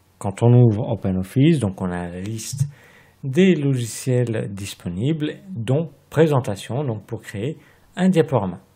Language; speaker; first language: French; native; French